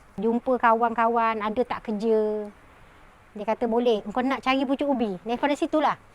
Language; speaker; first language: Malay; native; Malay